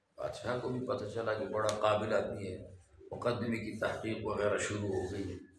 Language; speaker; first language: Urdu; non-native, local second language; Pashto